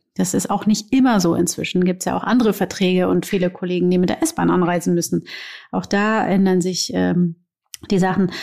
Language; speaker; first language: German; native; German